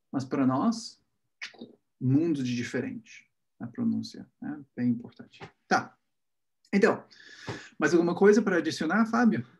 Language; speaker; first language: Portuguese; non-native, fluent; English